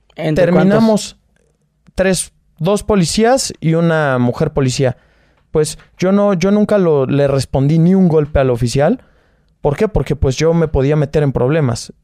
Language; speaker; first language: Spanish; native; Spanish